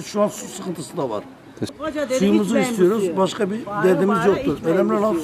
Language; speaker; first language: Turkish; native; Turkish